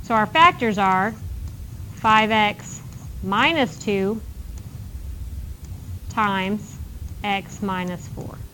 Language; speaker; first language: English; native; English